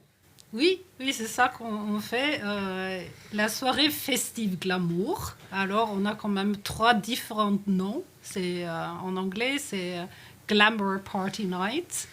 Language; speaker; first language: French; non-native, fluent; Norwegian